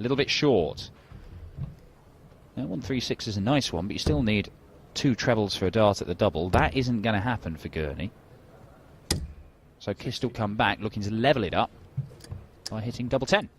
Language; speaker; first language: English; native; English